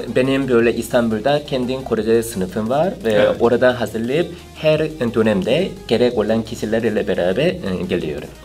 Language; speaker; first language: Turkish; non-native, fluent; Korean